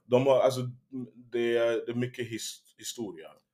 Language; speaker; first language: Swedish; early bilingual, heritage; Swedish